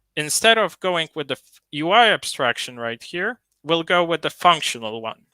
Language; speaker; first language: English; non-native, fluent; Polish